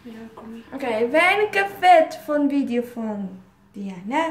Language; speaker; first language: German; non-native, learner; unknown